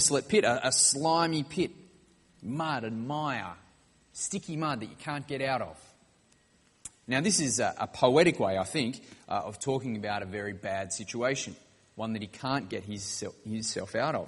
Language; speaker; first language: English; native; English